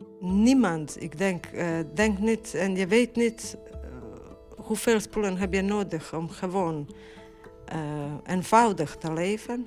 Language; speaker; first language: Dutch; non-native, fluent; Bosnian